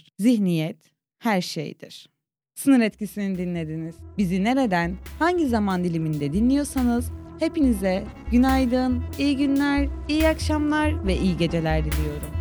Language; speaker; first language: Turkish; native; Turkish